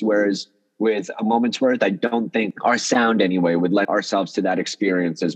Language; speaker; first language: English; early bilingual, other home language; Russian